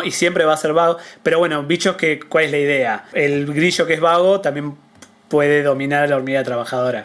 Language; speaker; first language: Spanish; native; Spanish